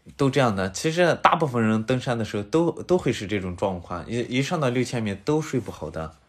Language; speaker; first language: Chinese; native; Chinese